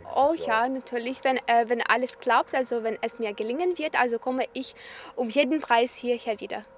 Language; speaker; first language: German; non-native, learner; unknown